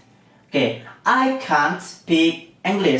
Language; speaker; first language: English; non-native, learner; Indonesian